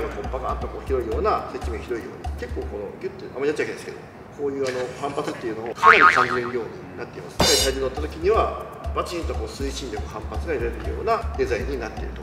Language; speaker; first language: Japanese; native; Japanese